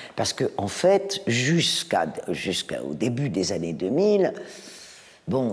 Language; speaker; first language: French; native; French